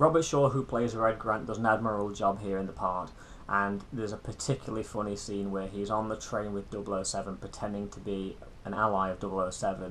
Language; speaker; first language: English; native; English